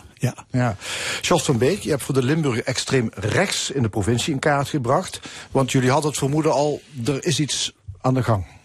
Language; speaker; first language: Dutch; native; Dutch